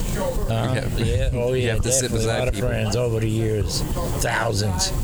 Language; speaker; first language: English; native; English